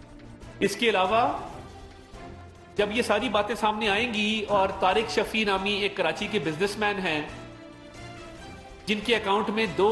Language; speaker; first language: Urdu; non-native, local second language; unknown